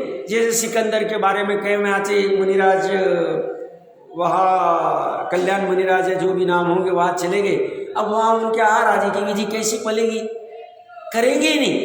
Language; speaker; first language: Hindi; native; Hindi